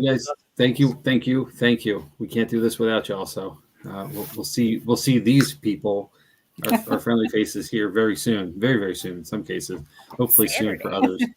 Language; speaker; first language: English; native; English